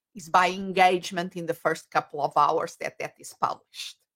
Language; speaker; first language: English; non-native, fluent; Portuguese